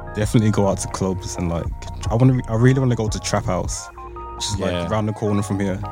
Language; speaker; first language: English; native; English